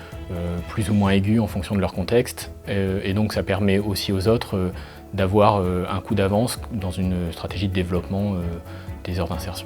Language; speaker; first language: French; native; French